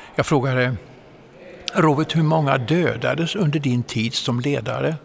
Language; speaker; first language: Swedish; native; Swedish